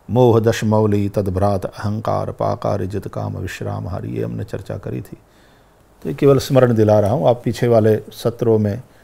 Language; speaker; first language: Hindi; non-native, local second language; Gujarati